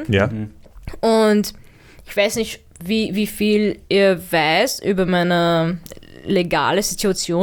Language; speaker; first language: German; early bilingual, other home language; Arabic